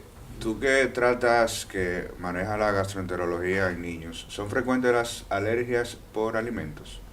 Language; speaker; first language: Spanish; native; Spanish